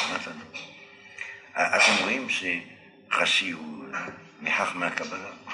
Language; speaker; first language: Hebrew; non-native, fluent; French